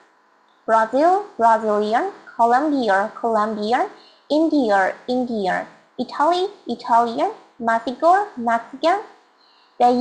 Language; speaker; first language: English; non-native, learner; Burmese